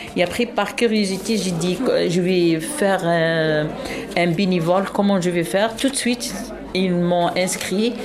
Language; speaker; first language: French; non-native, local second language; Arabic